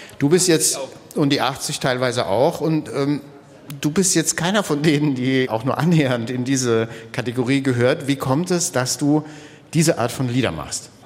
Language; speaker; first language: German; native; German